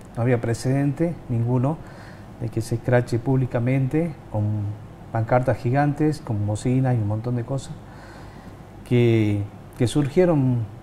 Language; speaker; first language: Spanish; native; Spanish